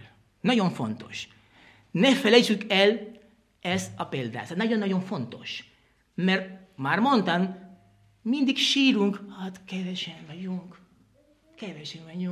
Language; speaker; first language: Hungarian; non-native, learner; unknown